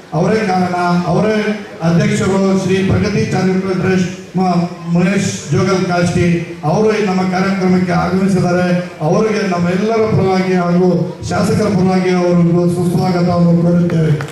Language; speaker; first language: Kannada; non-native, local second language; Urdu